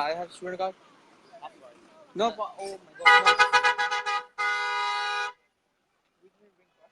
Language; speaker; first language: English; non-native, fluent; Urdu